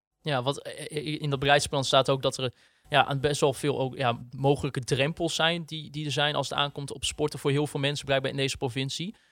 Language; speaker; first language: Dutch; native; Dutch